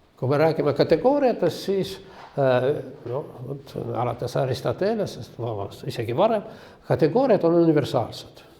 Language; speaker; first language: Estonian; non-native, local second language; Russian